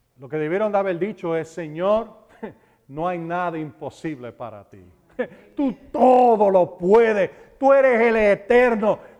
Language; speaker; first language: Spanish; early bilingual, heritage; Spanish